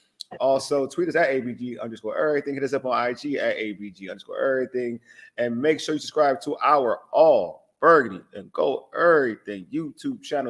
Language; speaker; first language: English; native; English